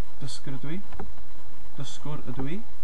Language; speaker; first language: Welsh; non-native, local second language; English